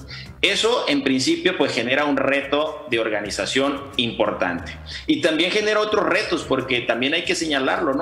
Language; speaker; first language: Spanish; native; Spanish